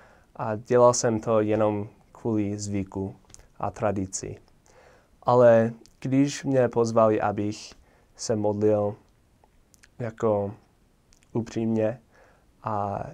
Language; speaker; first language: Czech; non-native, fluent; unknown